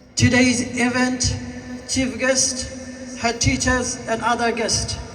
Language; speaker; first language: English; non-native, local second language; Bangla